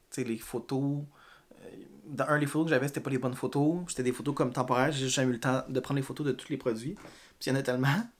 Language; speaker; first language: French; native; French